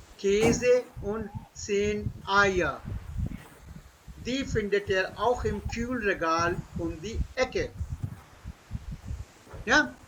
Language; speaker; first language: German; non-native, fluent; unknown